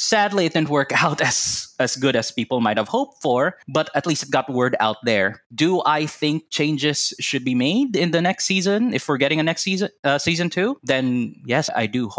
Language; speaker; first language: English; non-native, local second language; Cebuano